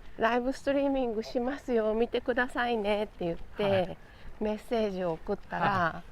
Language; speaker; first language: Japanese; native; Japanese